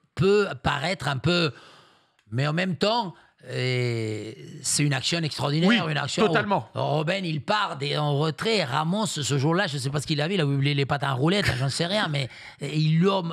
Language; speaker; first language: French; non-native, fluent; Spanish